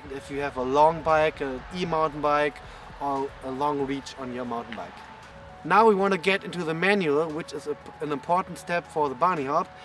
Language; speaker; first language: English; non-native, fluent; German